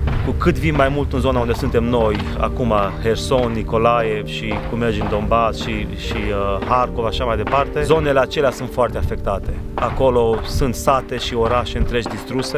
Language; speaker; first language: Romanian; native; Romanian